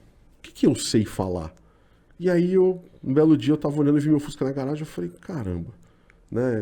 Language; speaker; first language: Portuguese; native; Portuguese